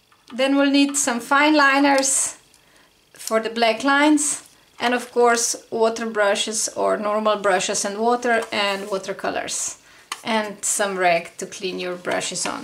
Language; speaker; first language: English; non-native, fluent; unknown